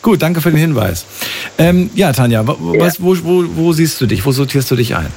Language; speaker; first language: German; native; German